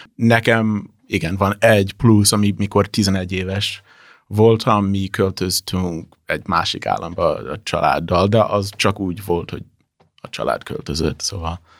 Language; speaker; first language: Hungarian; non-native, fluent; English